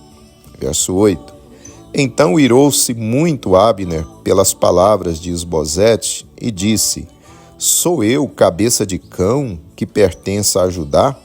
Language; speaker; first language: Portuguese; native; Portuguese